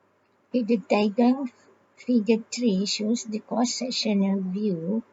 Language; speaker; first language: English; non-native, local second language; Malay